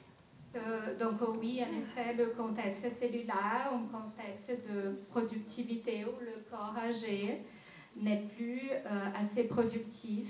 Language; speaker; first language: French; non-native, fluent; Portuguese